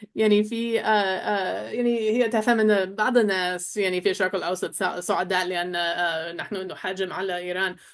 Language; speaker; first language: Arabic; non-native, learner; English